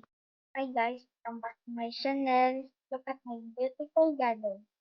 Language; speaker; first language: English; non-native, learner; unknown